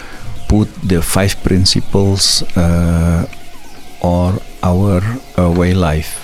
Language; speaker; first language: English; non-native, learner; Indonesian